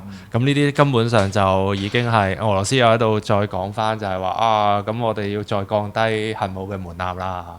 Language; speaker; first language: Cantonese; native; Cantonese